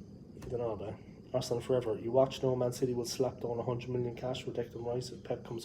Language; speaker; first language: English; native; English